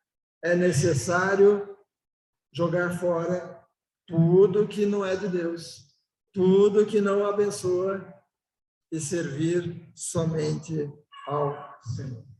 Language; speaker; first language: Portuguese; native; Portuguese